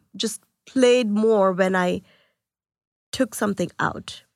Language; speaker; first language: English; non-native, local second language; Tamil